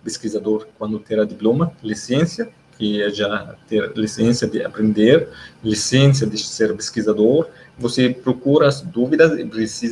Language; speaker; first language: Portuguese; non-native, learner; Arabic